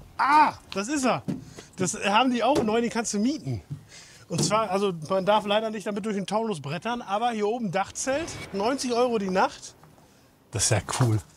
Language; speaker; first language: German; native; German